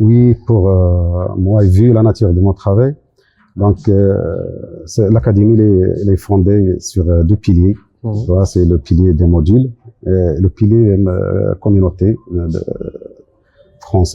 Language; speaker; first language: French; non-native, local second language; Arabic